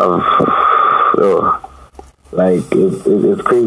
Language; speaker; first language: English; non-native, local second language; Tswana